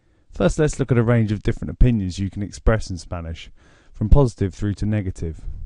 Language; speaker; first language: English; native; English